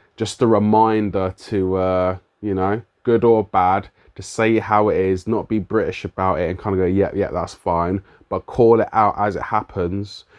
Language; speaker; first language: English; native; English